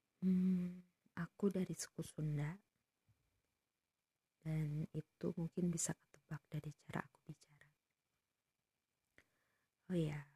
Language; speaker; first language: Indonesian; non-native, local second language; Sundanese